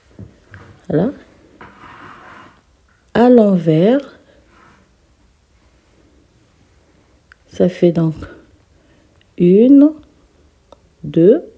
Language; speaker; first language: French; native; French